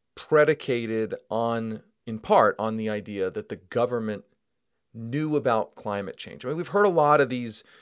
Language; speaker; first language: English; native; English